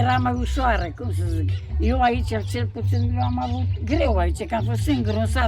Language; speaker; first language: Romanian; non-native, local second language; German